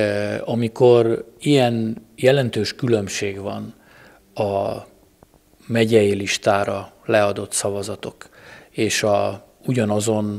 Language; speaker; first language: Hungarian; native; Hungarian